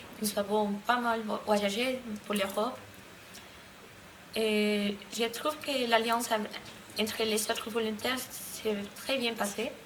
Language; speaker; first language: French; non-native, learner; Spanish